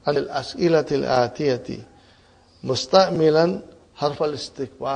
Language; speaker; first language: Arabic; non-native, fluent; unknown